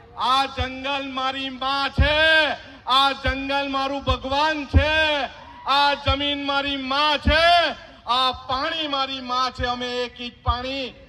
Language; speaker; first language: Gujarati; non-native, local second language; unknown